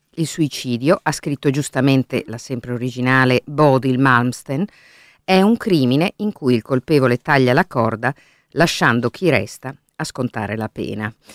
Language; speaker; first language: Italian; native; Italian